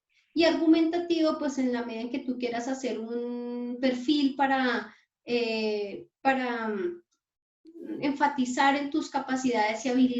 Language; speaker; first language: Spanish; native; Spanish